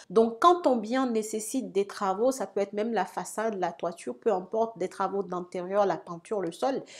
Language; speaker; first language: French; native; French